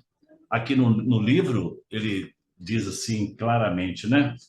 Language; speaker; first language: Portuguese; native; Portuguese